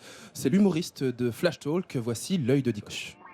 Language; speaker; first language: French; native; French